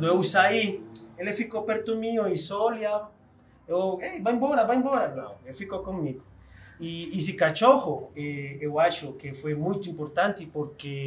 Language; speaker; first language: Portuguese; non-native, fluent; Spanish